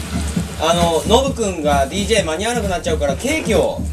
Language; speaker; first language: Japanese; native; Japanese